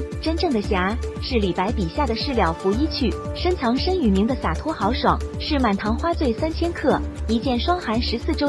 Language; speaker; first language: Chinese; native; Chinese